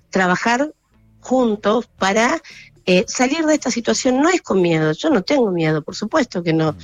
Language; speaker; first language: Spanish; native; Spanish